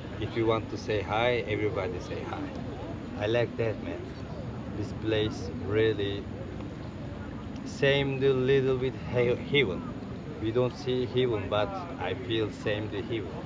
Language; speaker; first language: English; non-native, learner; Korean